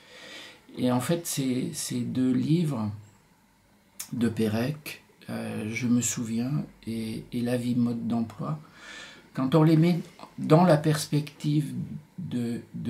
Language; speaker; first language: French; native; French